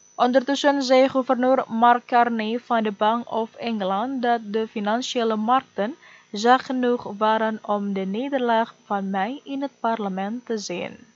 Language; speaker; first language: Dutch; non-native, fluent; Indonesian